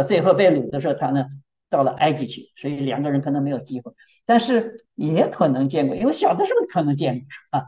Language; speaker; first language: Chinese; native; Chinese